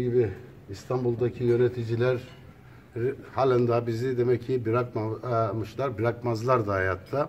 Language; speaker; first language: Turkish; native; Turkish